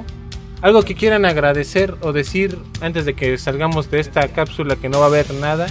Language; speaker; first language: Spanish; native; Spanish